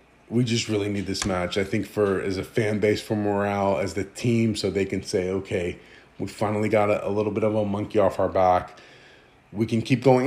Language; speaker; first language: English; early bilingual, other home language; Greek